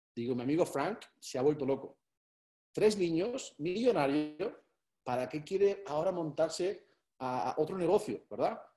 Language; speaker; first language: Spanish; native; Spanish